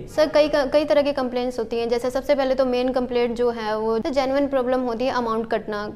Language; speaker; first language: Hindi; native; Hindi